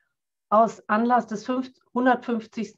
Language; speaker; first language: German; native; German